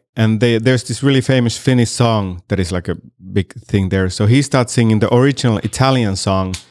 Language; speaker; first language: English; non-native, fluent; Finnish